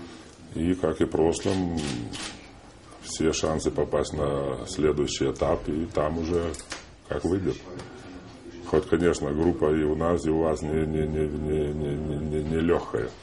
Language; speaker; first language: Russian; non-native, fluent; Lithuanian